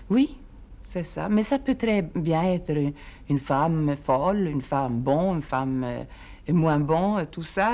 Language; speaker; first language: French; non-native, fluent; Swedish